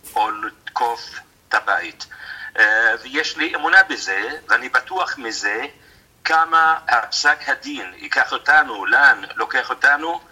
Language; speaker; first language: Hebrew; non-native, fluent; Arabic